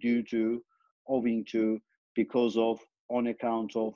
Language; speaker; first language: English; non-native, fluent; Turkish